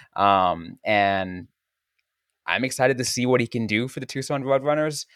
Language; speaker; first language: English; native; English